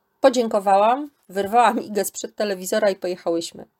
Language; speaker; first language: Polish; native; Polish